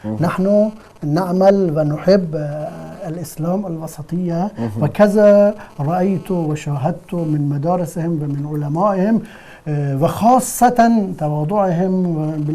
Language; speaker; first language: Arabic; non-native, fluent; Persian